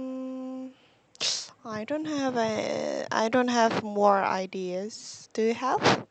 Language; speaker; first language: English; non-native, learner; Korean